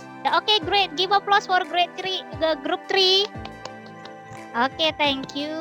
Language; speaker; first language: English; non-native, fluent; Indonesian